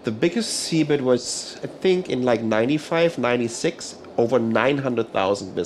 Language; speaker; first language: English; non-native, fluent; German